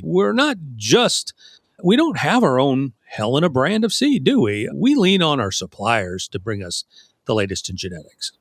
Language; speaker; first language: English; native; English